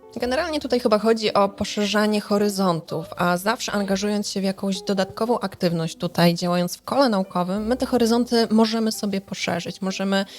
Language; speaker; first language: Polish; native; Polish